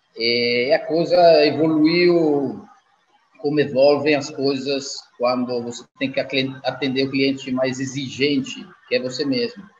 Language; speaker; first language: Portuguese; non-native, fluent; Italian